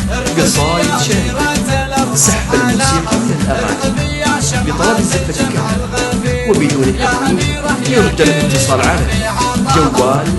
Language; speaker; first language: Arabic; native; Arabic